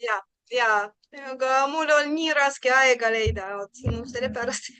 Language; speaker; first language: Estonian; non-native, learner; Russian